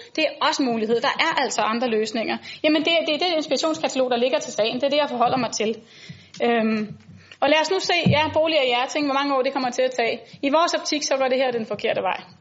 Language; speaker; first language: Danish; native; Danish